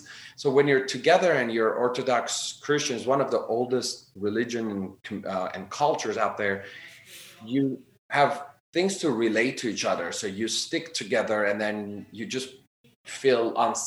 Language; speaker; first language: English; non-native, fluent; Armenian